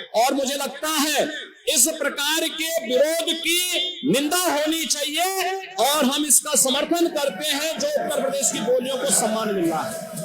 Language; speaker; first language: Hindi; native; Hindi